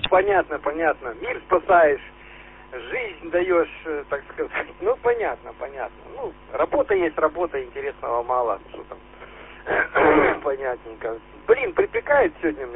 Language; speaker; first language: Russian; native; Russian